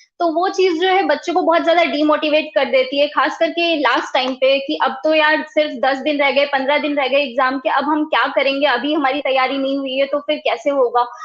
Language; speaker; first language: Hindi; native; Hindi